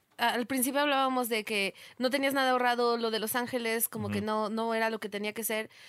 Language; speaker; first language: Spanish; native; Spanish